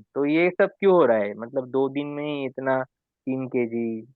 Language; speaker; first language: Hindi; non-native, local second language; Marathi